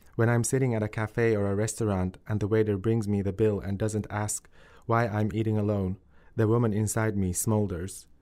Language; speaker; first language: English; early bilingual, other home language; Finnish